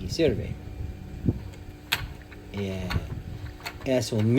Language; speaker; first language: Spanish; non-native, learner; English